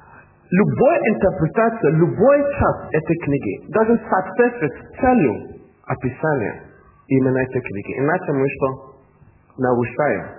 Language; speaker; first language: Russian; non-native, learner; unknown